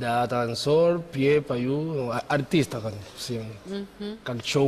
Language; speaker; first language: Russian; non-native, learner; Spanish